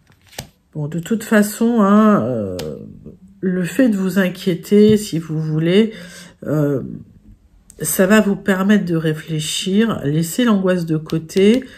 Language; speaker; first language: French; native; French